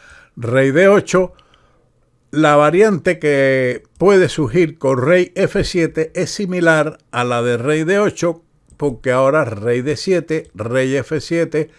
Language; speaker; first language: Spanish; native; Spanish